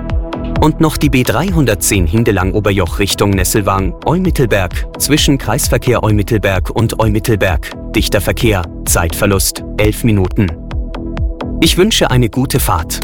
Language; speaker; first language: German; native; German